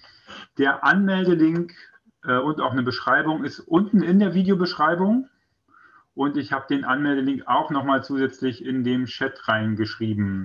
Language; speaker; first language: German; native; German